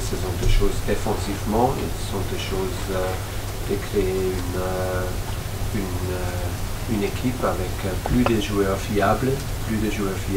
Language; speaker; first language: French; non-native, fluent; German